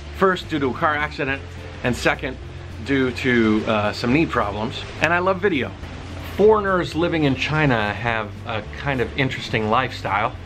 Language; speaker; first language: English; native; English